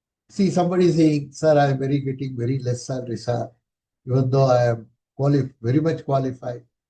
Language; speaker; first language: English; non-native, local second language; Tamil